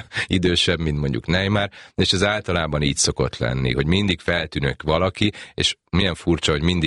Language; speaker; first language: Hungarian; native; Hungarian